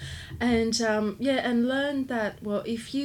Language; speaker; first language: English; non-native, local second language; Cantonese